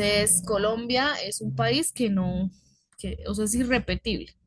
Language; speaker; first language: Spanish; native; Spanish